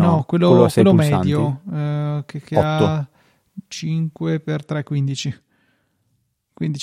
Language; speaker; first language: Italian; native; Italian